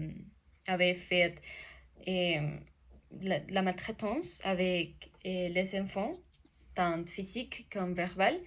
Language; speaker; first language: French; non-native, learner; Spanish